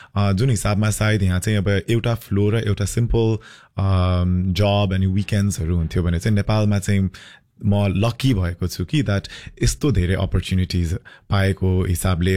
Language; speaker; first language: Nepali; early bilingual, heritage; Nepali